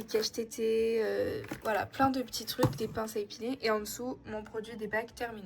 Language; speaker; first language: French; native; French